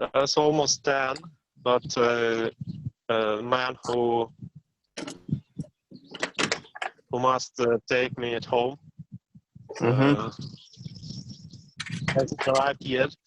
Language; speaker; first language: English; non-native, learner; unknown